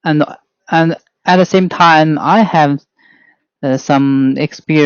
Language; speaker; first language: English; non-native, learner; Chinese